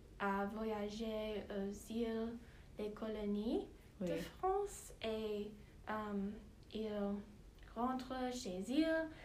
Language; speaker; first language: French; non-native, learner; English